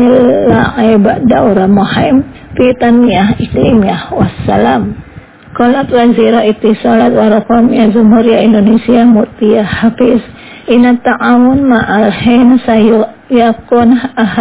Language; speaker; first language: Arabic; non-native, fluent; Indonesian